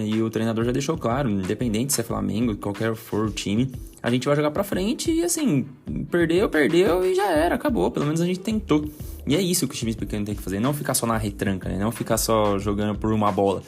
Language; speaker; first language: Portuguese; native; Portuguese